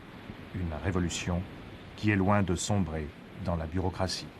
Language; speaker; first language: French; native; French